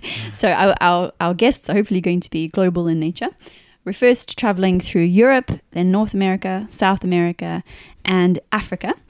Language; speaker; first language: English; native; English